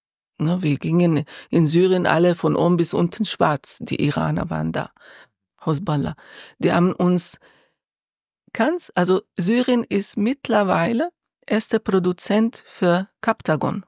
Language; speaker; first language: German; non-native, learner; Arabic